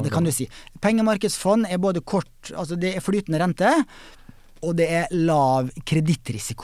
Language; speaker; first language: Norwegian; native; Norwegian